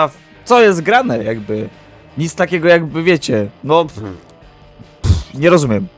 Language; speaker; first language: Polish; native; Polish